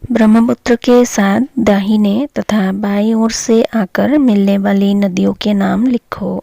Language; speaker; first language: Hindi; non-native, local second language; Assamese